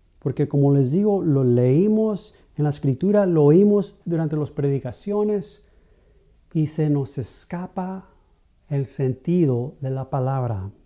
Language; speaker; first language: Spanish; non-native, fluent; English